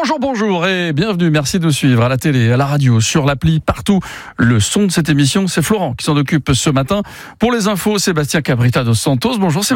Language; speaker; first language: French; native; French